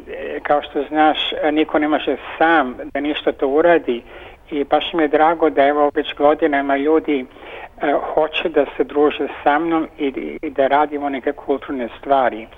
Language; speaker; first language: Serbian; early bilingual, heritage; Serbian